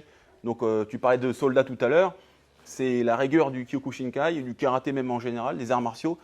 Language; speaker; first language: French; native; French